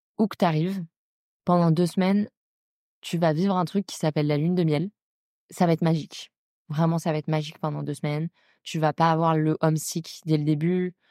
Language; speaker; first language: French; native; French